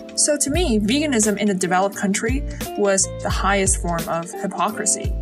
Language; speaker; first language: English; early bilingual, other home language; Chinese